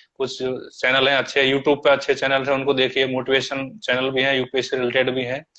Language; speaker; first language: Hindi; native; Hindi